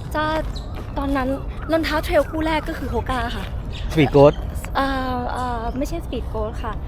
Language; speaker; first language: Thai; early bilingual, other home language; Italian